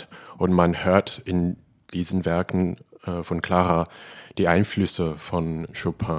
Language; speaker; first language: German; non-native, fluent; Cantonese